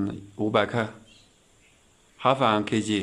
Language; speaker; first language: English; non-native, learner; Chinese